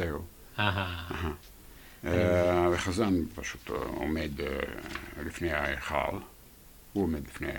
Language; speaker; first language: Hebrew; non-native, fluent; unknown